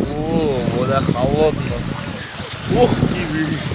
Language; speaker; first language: Russian; non-native, learner; Tajik